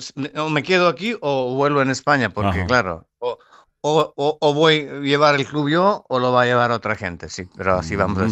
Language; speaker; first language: Spanish; non-native, fluent; Serbian